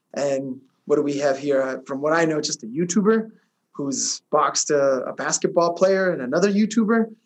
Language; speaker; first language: English; early bilingual, other home language; Spanish